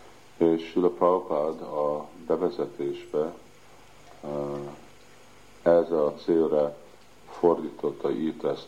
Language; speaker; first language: Hungarian; early bilingual, heritage; Hungarian